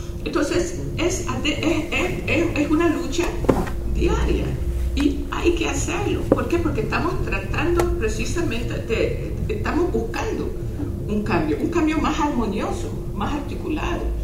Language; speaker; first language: Spanish; non-native, local second language; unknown